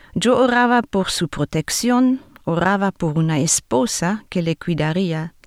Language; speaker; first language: Spanish; non-native, fluent; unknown